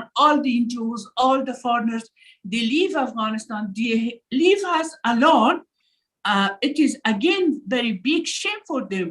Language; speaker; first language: English; non-native, learner; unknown